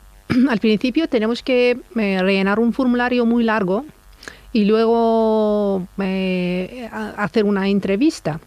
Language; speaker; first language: Spanish; non-native, fluent; Persian